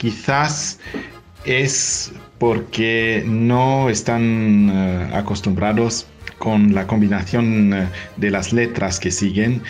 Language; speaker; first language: Spanish; non-native, fluent; German